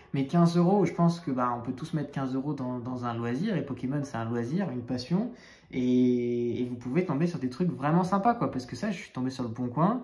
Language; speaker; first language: French; native; French